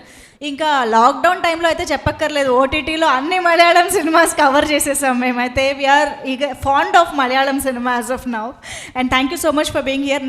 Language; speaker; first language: Telugu; native; Telugu